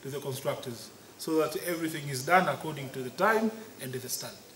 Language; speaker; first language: English; non-native, local second language; Swahili